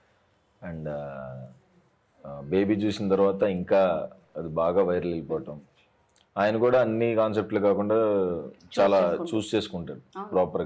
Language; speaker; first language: Telugu; native; Telugu